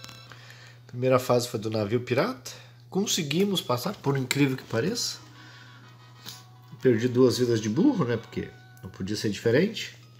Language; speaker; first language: Portuguese; native; Portuguese